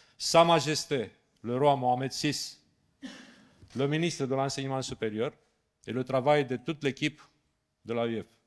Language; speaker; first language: French; non-native, fluent; Romanian